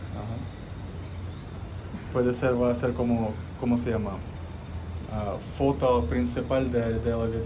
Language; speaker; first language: Spanish; non-native, learner; Russian